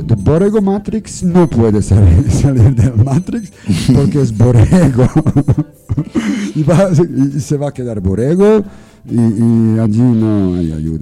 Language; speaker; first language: Spanish; non-native, learner; English